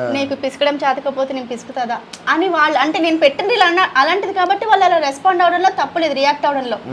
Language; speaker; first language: Telugu; non-native, local second language; Hindi